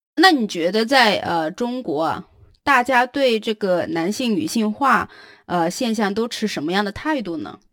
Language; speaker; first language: Chinese; native; Chinese